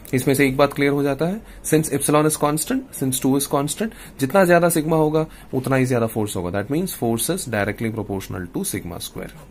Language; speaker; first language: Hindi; non-native, local second language; Malayalam